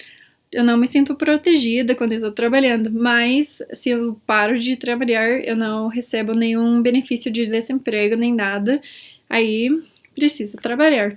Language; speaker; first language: Portuguese; early bilingual, heritage; Portuguese